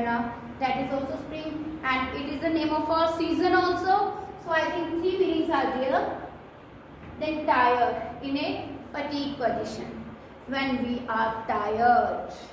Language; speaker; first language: English; non-native, local second language; Hindi